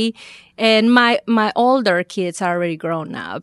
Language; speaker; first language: English; non-native, fluent; Spanish